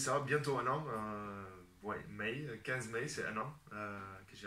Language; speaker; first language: French; non-native, fluent; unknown